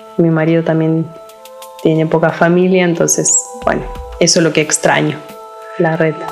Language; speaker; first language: Spanish; non-native, fluent; Lithuanian